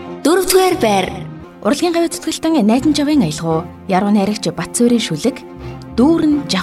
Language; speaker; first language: Mongolian; native; Mongolian